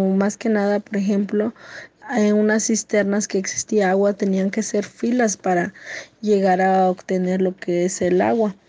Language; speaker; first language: Spanish; native; Spanish